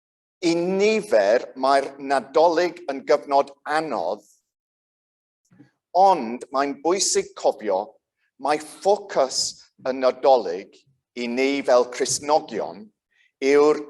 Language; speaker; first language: Welsh; non-native, local second language; English